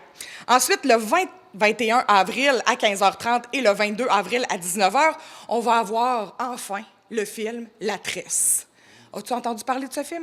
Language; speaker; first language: French; native; French